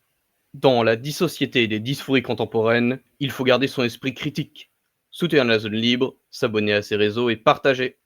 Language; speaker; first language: French; native; French